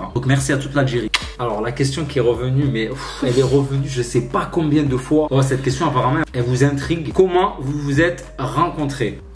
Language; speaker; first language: French; native; French